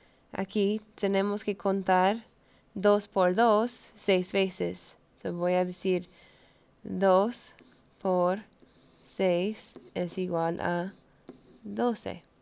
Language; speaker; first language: Spanish; early bilingual, heritage; Spanish